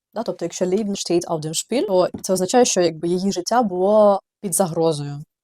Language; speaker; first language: Ukrainian; native; Ukrainian